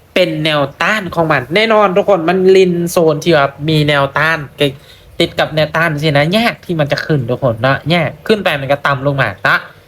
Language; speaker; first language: Thai; non-native, local second language; Lao